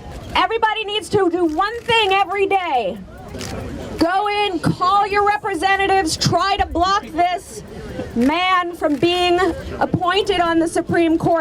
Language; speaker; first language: English; native; English